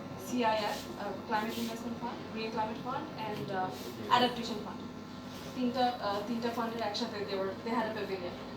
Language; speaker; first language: English; non-native, local second language; Bangla